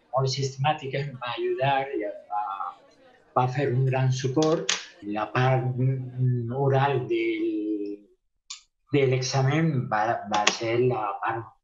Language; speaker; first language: Catalan; non-native, local second language; Spanish